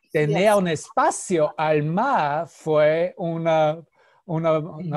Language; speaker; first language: Spanish; non-native, fluent; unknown